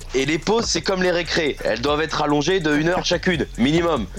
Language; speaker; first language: French; native; French